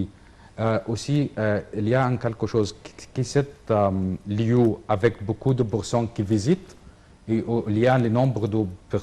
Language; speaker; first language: French; non-native, learner; Arabic